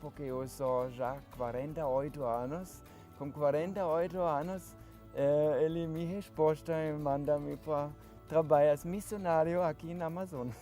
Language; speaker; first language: Portuguese; non-native, learner; German